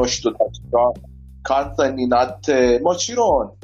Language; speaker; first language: Japanese; non-native, learner; Persian